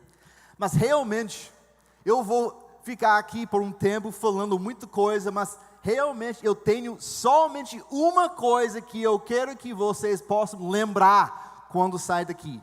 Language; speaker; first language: Portuguese; non-native, fluent; English